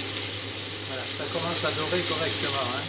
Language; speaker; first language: French; native; French